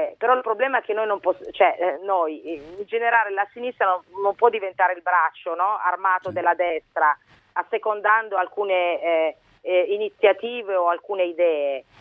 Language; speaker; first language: Italian; early bilingual, other home language; Arabic